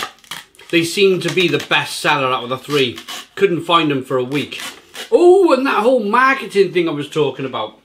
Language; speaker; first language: English; native; English